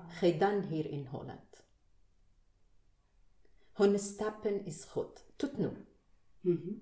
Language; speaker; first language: Dutch; non-native, learner; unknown